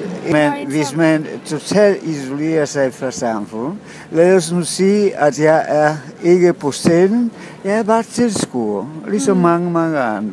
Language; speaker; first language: Danish; non-native, fluent; Polish